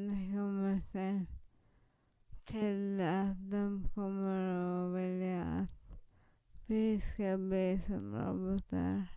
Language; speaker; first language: Swedish; non-native, fluent; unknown